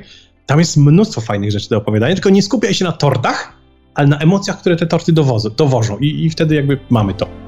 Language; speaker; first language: Polish; native; Polish